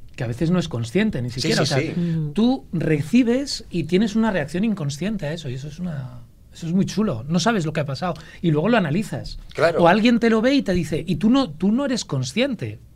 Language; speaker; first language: Spanish; native; Spanish